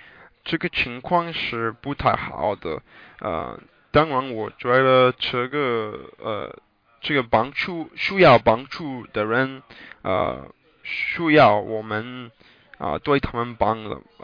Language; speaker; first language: Chinese; non-native, learner; English